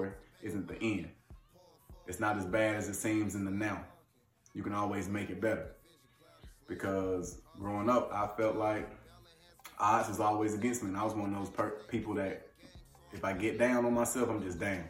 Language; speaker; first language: English; native; English